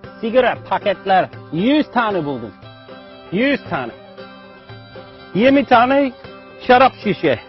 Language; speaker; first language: Turkish; non-native, fluent; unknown